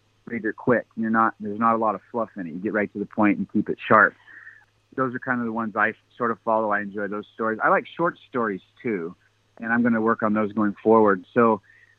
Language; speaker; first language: English; native; English